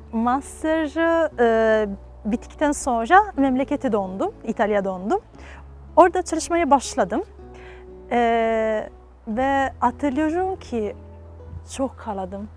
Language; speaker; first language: Turkish; non-native, learner; Italian